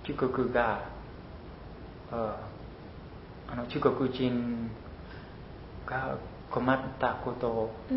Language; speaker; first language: Japanese; non-native, learner; Khmer